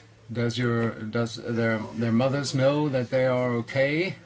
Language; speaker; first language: English; non-native, fluent; German